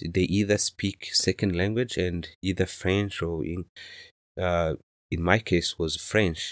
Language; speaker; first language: English; non-native, local second language; Kinyarwanda